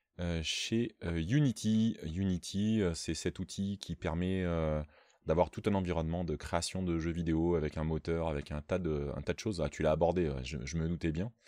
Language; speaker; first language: French; native; French